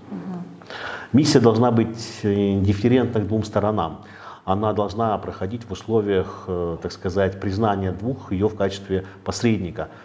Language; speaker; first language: Russian; native; Russian